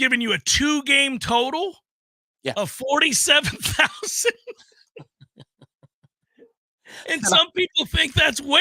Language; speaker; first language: English; native; English